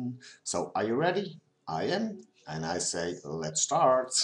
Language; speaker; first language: English; non-native, fluent; Dutch